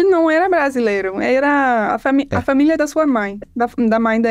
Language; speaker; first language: Portuguese; non-native, fluent; English